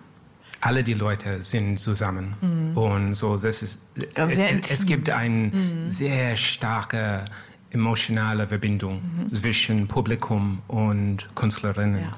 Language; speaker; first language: German; non-native, learner; English